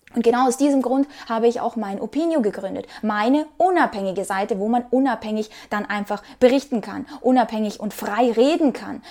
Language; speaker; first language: German; non-native, fluent; Ukrainian